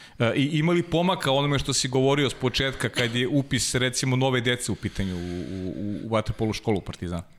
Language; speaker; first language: Serbian; native; Serbian